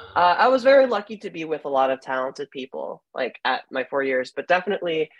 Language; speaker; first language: English; native; English